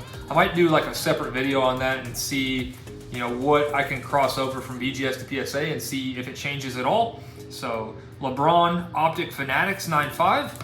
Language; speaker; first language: English; native; English